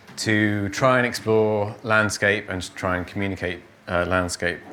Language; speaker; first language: English; native; English